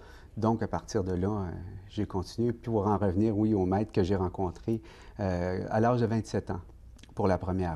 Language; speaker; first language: French; native; French